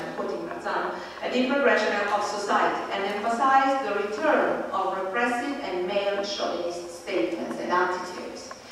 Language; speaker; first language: English; non-native, fluent; Italian